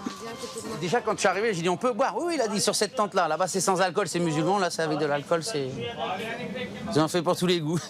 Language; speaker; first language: French; native; French